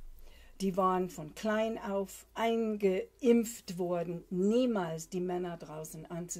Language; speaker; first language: German; non-native, fluent; English